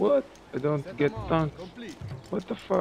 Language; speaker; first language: English; non-native, learner; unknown